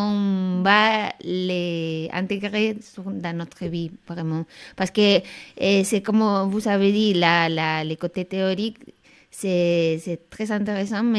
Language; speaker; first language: French; non-native, fluent; Spanish